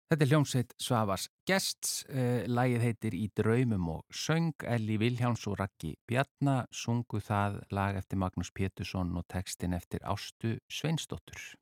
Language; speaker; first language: Icelandic; native; Icelandic